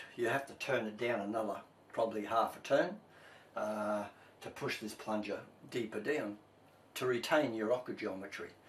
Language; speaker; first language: English; native; English